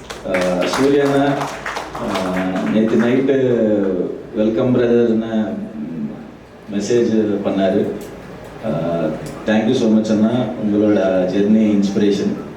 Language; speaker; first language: Tamil; non-native, learner; Telugu